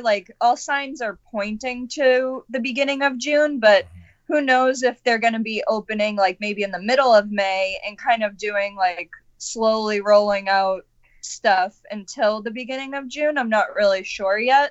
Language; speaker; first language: English; native; English